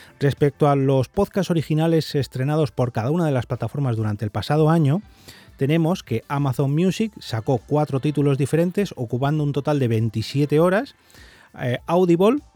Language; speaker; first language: Spanish; native; Spanish